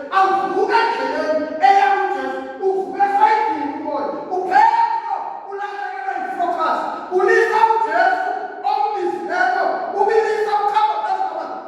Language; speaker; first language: Zulu; non-native, local second language; Swati